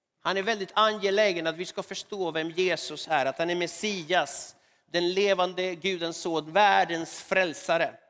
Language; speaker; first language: Swedish; non-native, fluent; Spanish